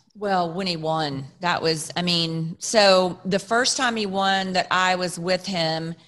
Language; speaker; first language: English; native; English